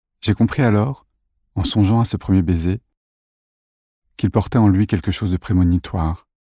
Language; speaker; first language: French; native; French